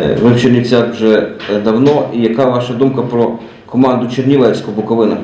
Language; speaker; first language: Ukrainian; native; Ukrainian